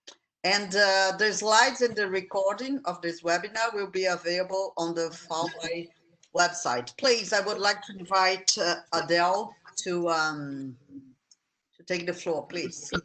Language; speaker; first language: English; non-native, fluent; Portuguese